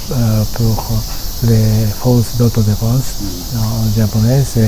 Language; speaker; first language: French; non-native, fluent; Japanese